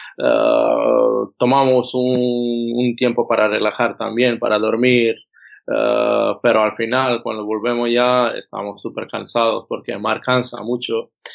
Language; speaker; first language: Spanish; non-native, fluent; Croatian